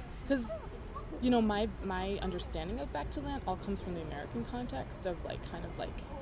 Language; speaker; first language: English; native; English